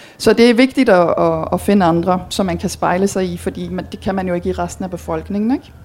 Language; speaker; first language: Danish; early bilingual, heritage; Danish